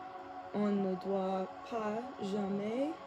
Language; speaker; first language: French; non-native, learner; English